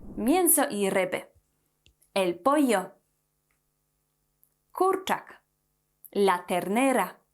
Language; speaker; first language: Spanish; non-native, fluent; Polish